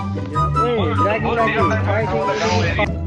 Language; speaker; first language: English; non-native, learner; Nepali